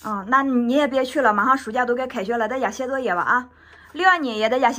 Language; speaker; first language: Chinese; native; Chinese